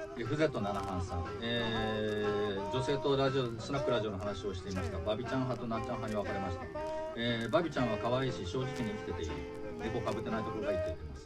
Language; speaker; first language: Japanese; native; Japanese